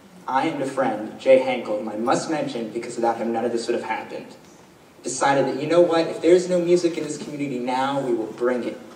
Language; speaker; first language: English; native; English